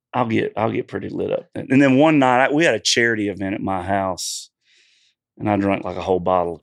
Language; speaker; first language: English; native; English